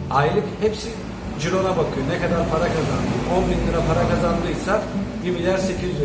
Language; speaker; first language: Turkish; native; Turkish